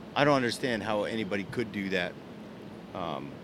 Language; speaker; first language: English; native; English